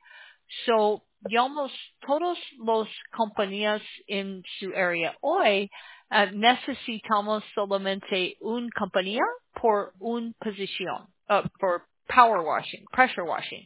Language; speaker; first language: Spanish; non-native, learner; English